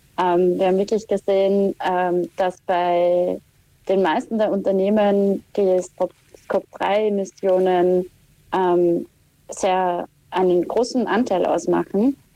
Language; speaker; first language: German; native; German